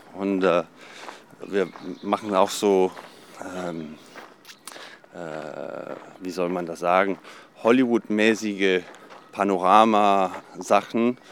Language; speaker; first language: German; non-native, fluent; Danish